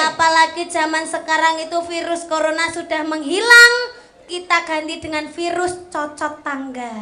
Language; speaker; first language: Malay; non-native, local second language; Javanese